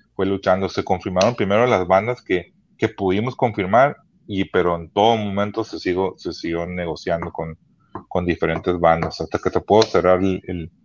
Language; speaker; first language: Spanish; early bilingual, heritage; Spanish